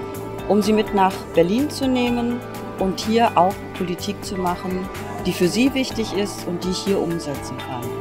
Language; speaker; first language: German; native; German